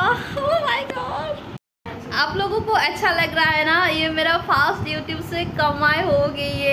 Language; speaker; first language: Hindi; non-native, local second language; Assamese